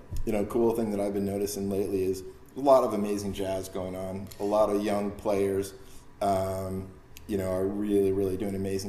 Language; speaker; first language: English; native; English